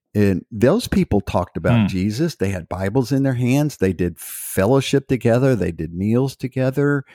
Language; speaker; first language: English; native; English